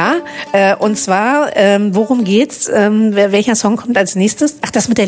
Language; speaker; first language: German; native; German